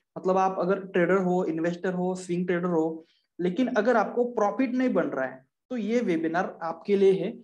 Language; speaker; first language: Hindi; non-native, local second language; Marathi